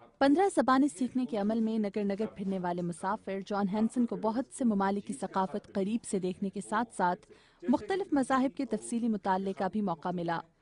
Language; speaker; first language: Urdu; native; Urdu